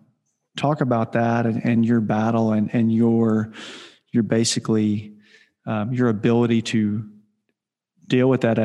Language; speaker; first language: English; native; English